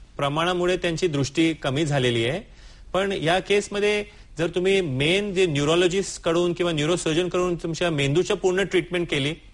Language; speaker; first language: Marathi; non-native, local second language; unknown